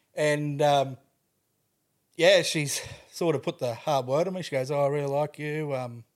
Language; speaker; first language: English; native; English